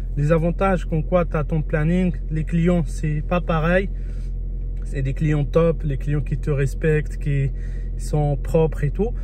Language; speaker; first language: French; early bilingual, other home language; Spanish